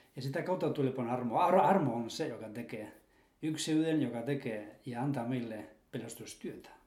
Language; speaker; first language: Finnish; non-native, fluent; Spanish